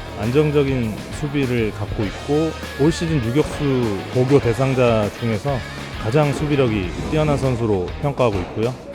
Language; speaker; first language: Korean; native; Korean